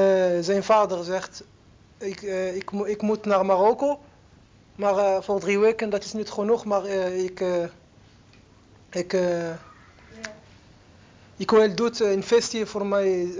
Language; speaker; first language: Dutch; non-native, learner; Arabic